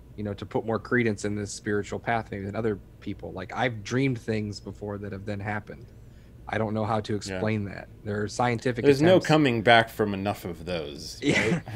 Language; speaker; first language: English; native; English